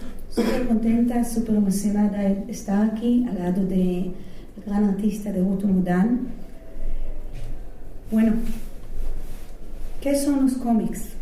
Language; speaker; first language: Spanish; non-native, fluent; Hebrew